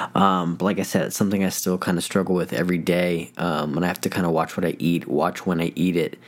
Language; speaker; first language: English; native; English